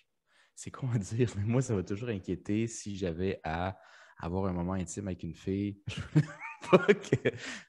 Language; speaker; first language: French; early bilingual, other home language; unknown